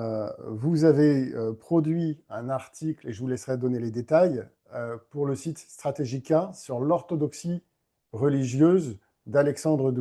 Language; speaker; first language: French; native; French